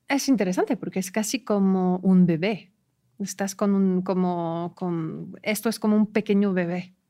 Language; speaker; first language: Spanish; non-native, fluent; French